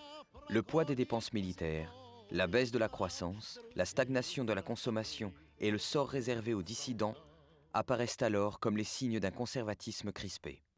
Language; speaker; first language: French; native; French